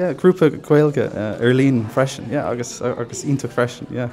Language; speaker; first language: Irish; non-native, local second language; English